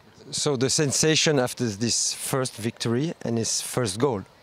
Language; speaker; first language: English; non-native, learner; French